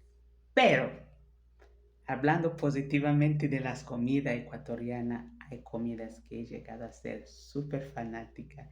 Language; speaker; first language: Spanish; non-native, fluent; French